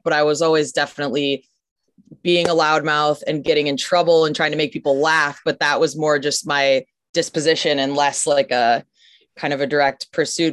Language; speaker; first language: English; native; English